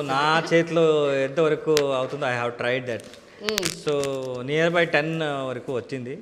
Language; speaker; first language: Telugu; non-native, learner; Kannada